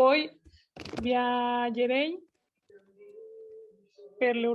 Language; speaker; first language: Italian; non-native, learner; Spanish